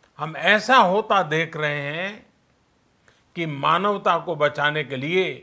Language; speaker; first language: Hindi; non-native, local second language; Gujarati